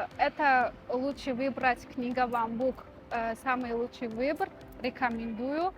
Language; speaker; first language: Russian; non-native, learner; Tajik